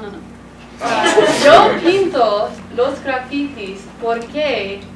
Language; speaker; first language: Spanish; non-native, learner; English